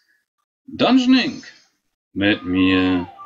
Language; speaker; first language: German; native; German